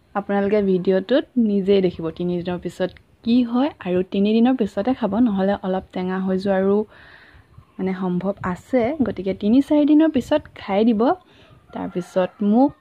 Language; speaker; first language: Assamese; non-native, local second language; Mising